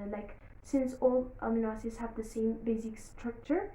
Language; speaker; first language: English; non-native, local second language; Amharic